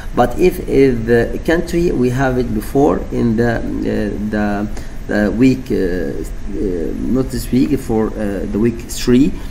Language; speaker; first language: English; non-native, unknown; Arabic